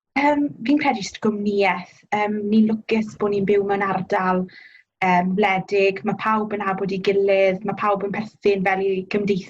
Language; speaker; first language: Welsh; native; Welsh